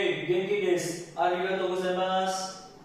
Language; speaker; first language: Japanese; non-native, learner; Vietnamese